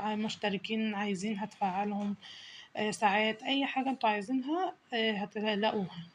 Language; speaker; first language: Arabic; native; Arabic